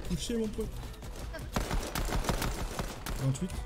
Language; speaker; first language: French; native; French